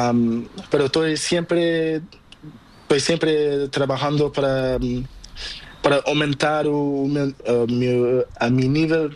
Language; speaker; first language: Spanish; non-native, learner; Portuguese